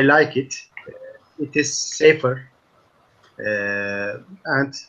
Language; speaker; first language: English; non-native, learner; Turkish